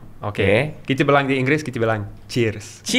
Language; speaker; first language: Indonesian; non-native, learner; English